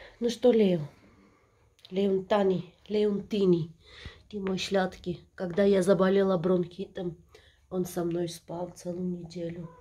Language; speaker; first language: Russian; native; Russian